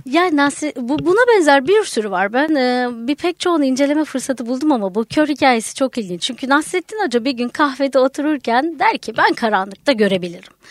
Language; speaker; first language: Turkish; native; Turkish